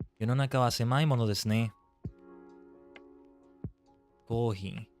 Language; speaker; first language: Japanese; non-native, learner; English